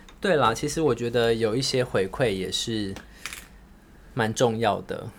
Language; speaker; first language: Chinese; native; Chinese